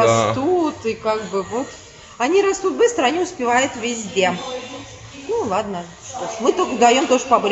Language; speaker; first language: Russian; native; Russian